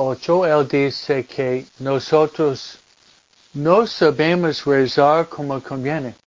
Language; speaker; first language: Spanish; non-native, fluent; English